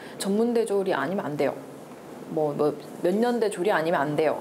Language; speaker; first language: Korean; native; Korean